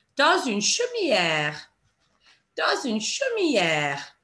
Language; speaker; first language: French; non-native, fluent; English